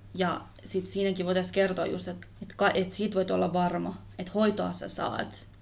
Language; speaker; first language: Finnish; early bilingual, other home language; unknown